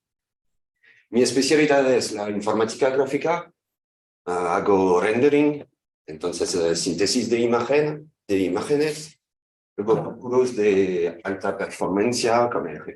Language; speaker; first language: Spanish; non-native, fluent; French